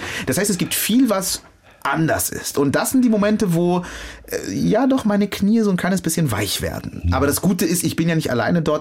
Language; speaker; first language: German; early bilingual, other home language; Arabic